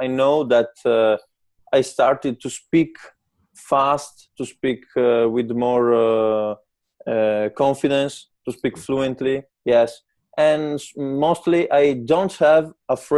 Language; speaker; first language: English; non-native, learner; Italian